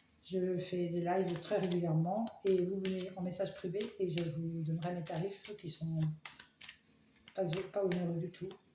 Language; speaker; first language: French; native; French